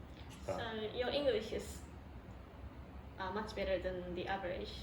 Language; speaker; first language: English; non-native, fluent; Japanese